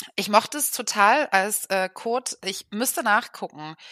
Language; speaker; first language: German; native; German